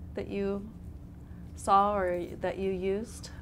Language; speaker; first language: English; native; English